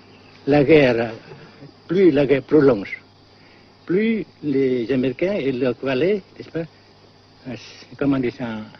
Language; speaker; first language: French; non-native, fluent; Vietnamese